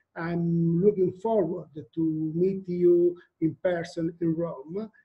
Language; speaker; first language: English; non-native, fluent; Italian